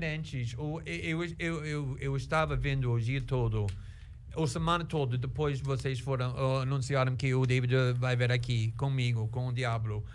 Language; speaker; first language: Portuguese; non-native, fluent; English